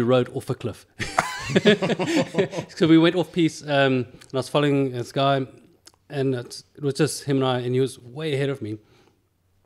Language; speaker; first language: English; native; English